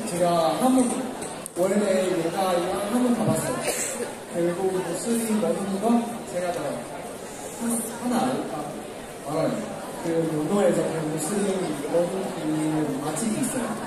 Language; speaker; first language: Korean; non-native, learner; Indonesian